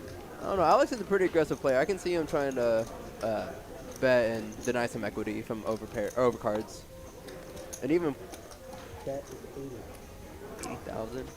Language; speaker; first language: English; native; English